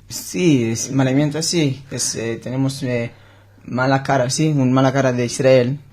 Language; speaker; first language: Spanish; non-native, learner; Hebrew